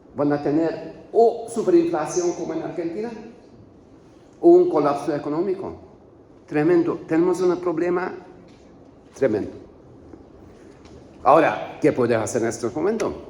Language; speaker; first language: Spanish; non-native, learner; Hungarian